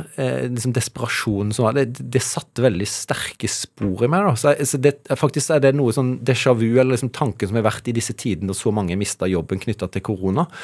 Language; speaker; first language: Norwegian; native; Norwegian